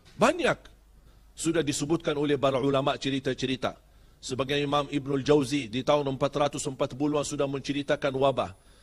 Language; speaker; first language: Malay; non-native, fluent; Arabic